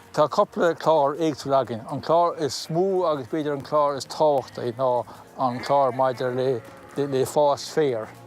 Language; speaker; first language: Irish; native; Irish